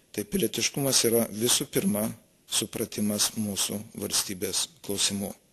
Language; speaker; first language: Lithuanian; native; Lithuanian